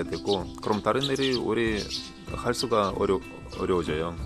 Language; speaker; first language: Korean; non-native, fluent; Russian